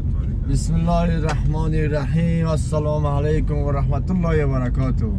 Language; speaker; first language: Persian; native; Persian